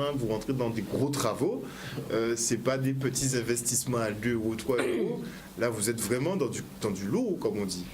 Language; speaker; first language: French; native; French